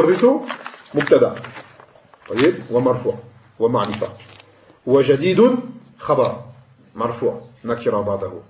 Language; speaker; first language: Arabic; non-native, fluent; French